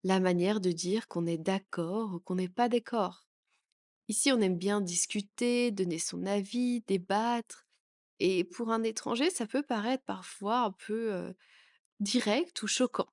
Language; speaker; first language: French; native; French